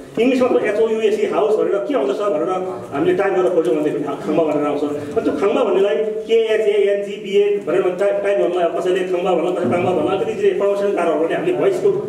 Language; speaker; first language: Nepali; non-native, local second language; Sherpa